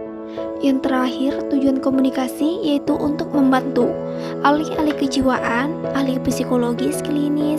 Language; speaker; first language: Indonesian; native; Indonesian